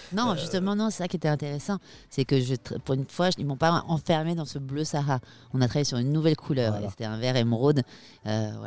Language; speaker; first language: French; native; French